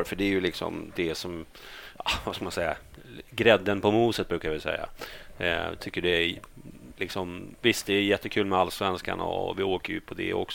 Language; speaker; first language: Swedish; native; Swedish